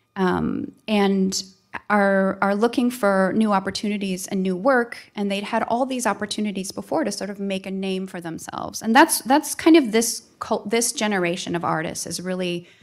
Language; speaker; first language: English; native; English